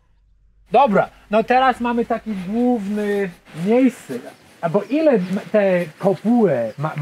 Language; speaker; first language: Polish; non-native, learner; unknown